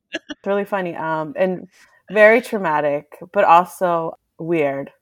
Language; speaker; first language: English; early bilingual, other home language; Spanish